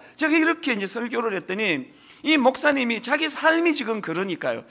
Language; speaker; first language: Korean; native; Korean